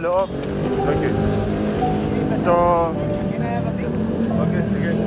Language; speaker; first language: Filipino; non-native, learner; Arabic